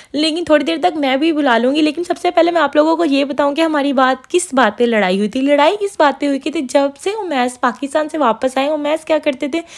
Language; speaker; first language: Urdu; non-native, local second language; Punjabi